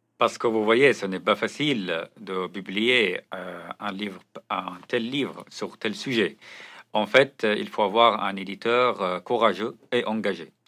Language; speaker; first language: French; non-native, fluent; Arabic